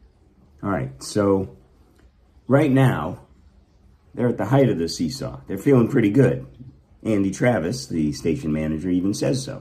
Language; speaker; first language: English; native; English